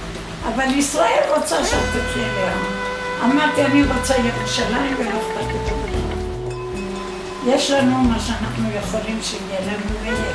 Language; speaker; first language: Hebrew; early bilingual, other home language; Spanish